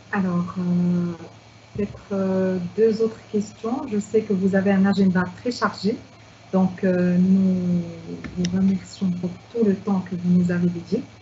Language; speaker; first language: French; non-native, local second language; Arabic